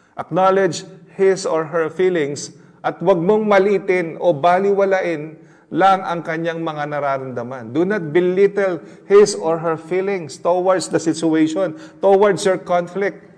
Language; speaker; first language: Filipino; native; Filipino